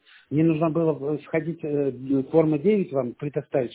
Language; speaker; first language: Russian; non-native, fluent; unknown